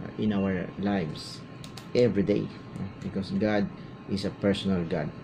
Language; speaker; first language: English; non-native, local second language; Filipino